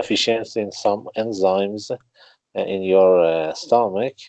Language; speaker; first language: English; non-native, learner; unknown